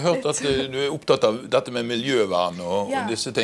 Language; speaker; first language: Norwegian; native; Norwegian